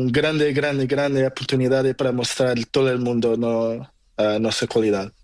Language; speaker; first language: Spanish; non-native, learner; Portuguese